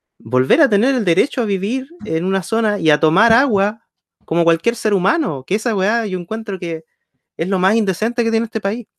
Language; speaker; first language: Spanish; native; Spanish